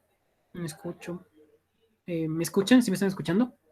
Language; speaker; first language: Spanish; native; Spanish